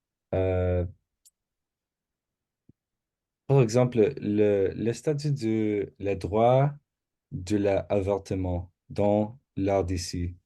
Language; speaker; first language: French; non-native, learner; English